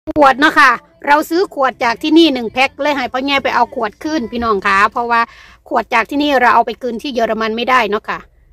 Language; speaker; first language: Thai; native; Thai